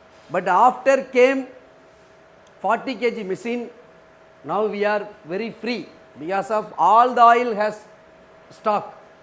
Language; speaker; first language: English; non-native, local second language; Tamil